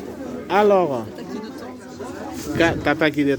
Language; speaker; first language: French; non-native, fluent; Spanish